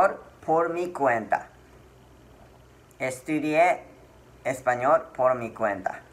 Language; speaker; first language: Spanish; non-native, learner; Japanese